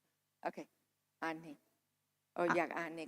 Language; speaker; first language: Thai; non-native, local second language; Akha